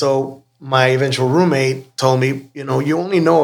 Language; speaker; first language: English; native; English